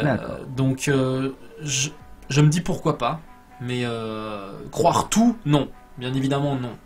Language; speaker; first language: French; native; French